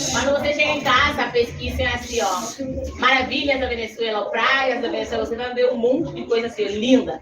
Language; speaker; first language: Portuguese; non-native, learner; Spanish